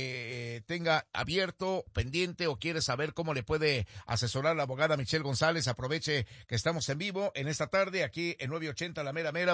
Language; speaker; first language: Spanish; native; Spanish